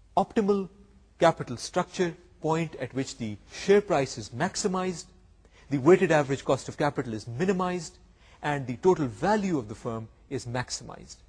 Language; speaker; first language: English; non-native, local second language; Urdu